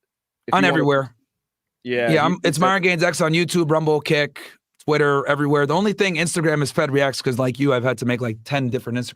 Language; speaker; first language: English; native; English